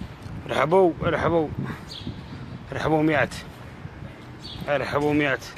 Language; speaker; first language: Arabic; native; Arabic